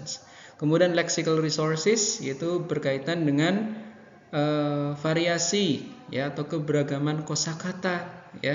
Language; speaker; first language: Indonesian; native; Indonesian